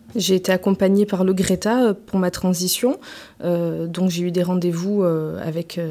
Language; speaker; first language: French; native; French